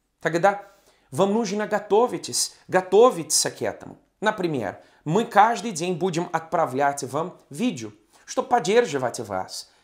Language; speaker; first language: Russian; non-native, fluent; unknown